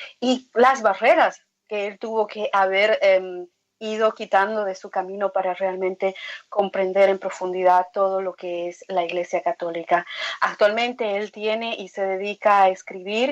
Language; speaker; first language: Spanish; native; Spanish